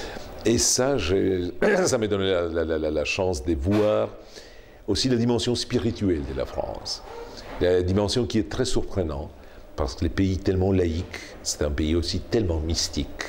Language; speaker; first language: French; non-native, fluent; Polish